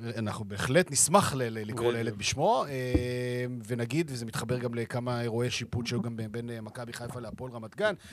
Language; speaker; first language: Hebrew; native; Hebrew